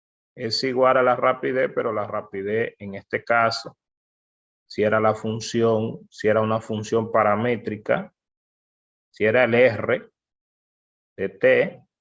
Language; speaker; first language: Spanish; native; Spanish